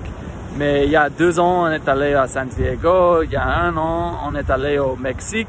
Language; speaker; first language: French; non-native, fluent; English